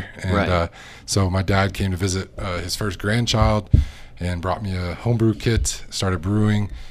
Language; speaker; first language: English; native; English